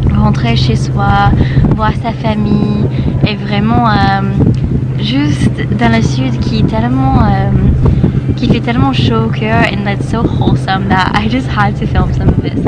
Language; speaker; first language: French; non-native, fluent; English